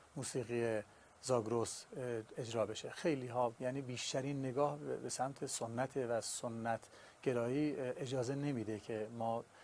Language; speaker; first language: Persian; non-native, local second language; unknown